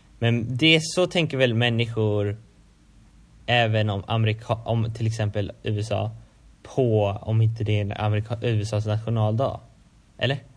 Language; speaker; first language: Swedish; native; Swedish